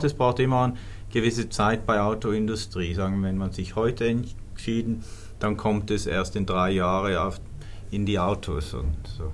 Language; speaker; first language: German; non-native, fluent; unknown